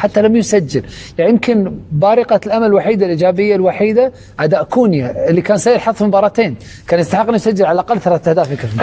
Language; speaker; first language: Arabic; native; Arabic